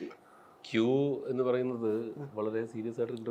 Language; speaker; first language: Malayalam; native; Malayalam